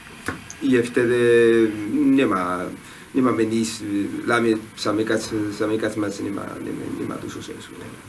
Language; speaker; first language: Polish; non-native, learner; Spanish